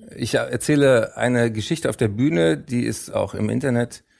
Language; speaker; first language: German; native; German